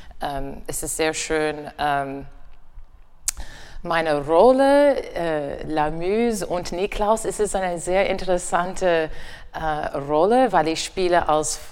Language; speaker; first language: German; non-native, learner; English